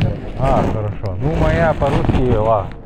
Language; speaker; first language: Russian; non-native, learner; Lithuanian